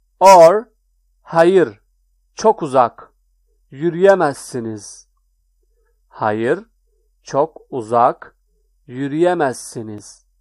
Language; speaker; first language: Turkish; non-native, fluent; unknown